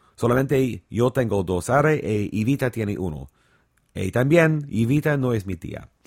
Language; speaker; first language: Spanish; non-native, learner; English